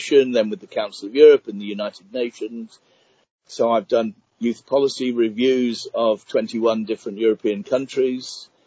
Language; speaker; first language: English; native; English